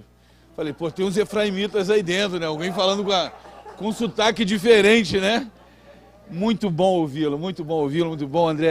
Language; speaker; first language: Portuguese; native; Portuguese